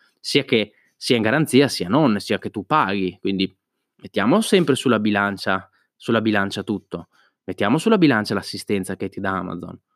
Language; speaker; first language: Italian; native; Italian